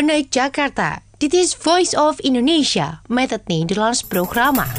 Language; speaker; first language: Dutch; non-native, fluent; Indonesian